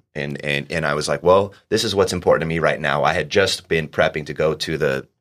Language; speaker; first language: English; native; English